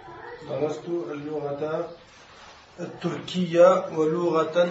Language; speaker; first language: Arabic; non-native, learner; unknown